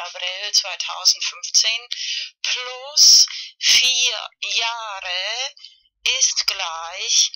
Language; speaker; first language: German; non-native, fluent; Spanish